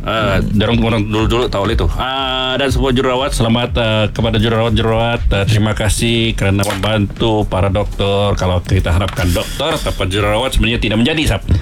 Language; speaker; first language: Malay; native; Malay